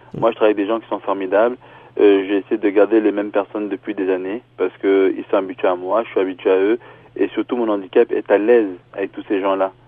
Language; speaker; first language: French; early bilingual, other home language; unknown